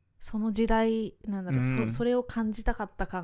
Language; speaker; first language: Japanese; native; Japanese